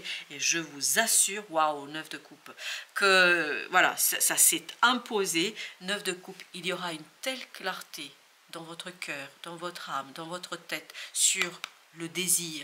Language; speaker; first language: French; native; French